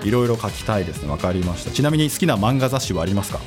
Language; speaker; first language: Japanese; native; Japanese